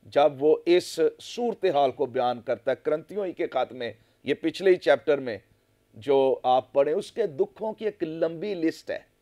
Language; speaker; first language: Urdu; non-native, local second language; Punjabi